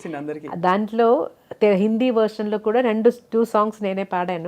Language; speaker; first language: Telugu; non-native, local second language; Malayalam